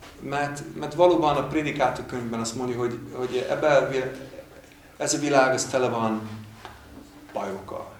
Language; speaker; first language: Hungarian; non-native, fluent; English